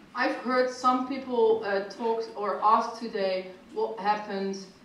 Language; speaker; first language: English; non-native, fluent; Dutch